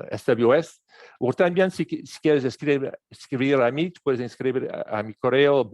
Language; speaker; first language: Spanish; non-native, fluent; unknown